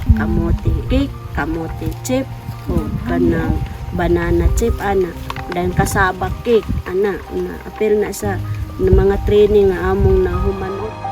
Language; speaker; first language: Cebuano; non-native, local second language; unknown